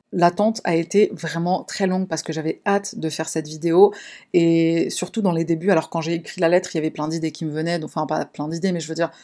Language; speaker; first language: French; native; French